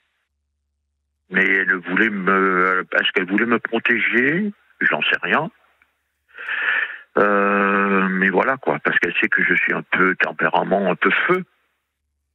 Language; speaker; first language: French; native; French